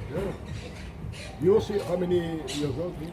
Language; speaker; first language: English; non-native, learner; French